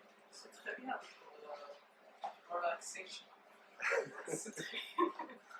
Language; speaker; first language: French; non-native, fluent; Arabic